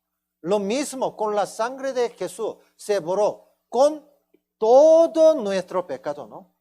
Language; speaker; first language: Spanish; non-native, fluent; Korean